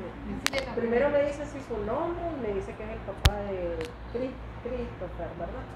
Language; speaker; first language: Spanish; native; Spanish